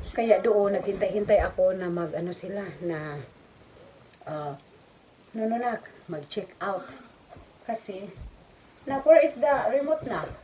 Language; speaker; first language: Filipino; non-native, local second language; Cebuano